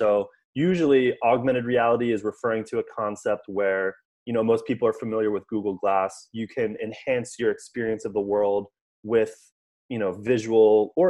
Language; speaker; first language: English; native; English